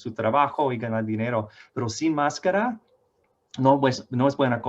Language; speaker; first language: Spanish; non-native, fluent; English